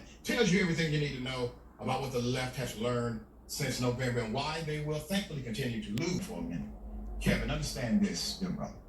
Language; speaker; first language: English; native; English